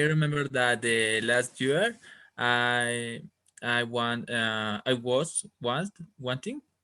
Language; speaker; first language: English; non-native, learner; Spanish